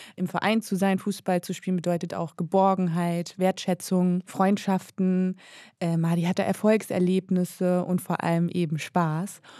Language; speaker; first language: German; native; German